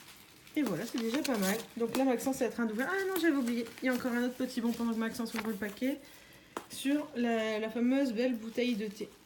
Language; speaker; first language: French; native; French